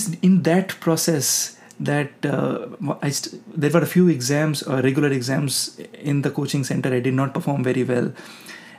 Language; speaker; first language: English; non-native, local second language; Hindi